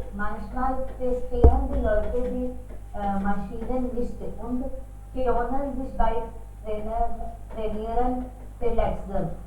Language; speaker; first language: German; non-native, learner; Hindi